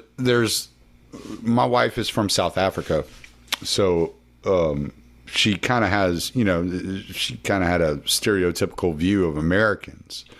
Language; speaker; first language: English; native; English